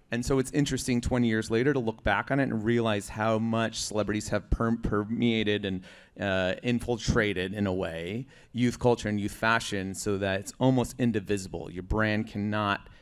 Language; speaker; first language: English; native; English